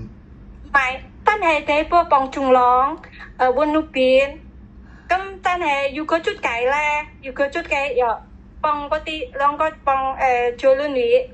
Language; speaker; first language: Cantonese; non-native, learner; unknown